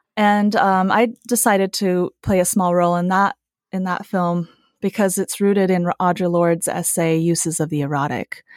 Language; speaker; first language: English; early bilingual, other home language; Chinese